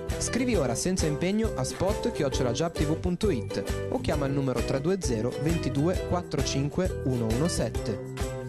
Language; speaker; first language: Italian; native; Italian